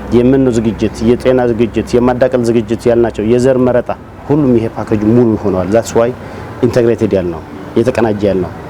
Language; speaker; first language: Amharic; non-native, local second language; Tigrinya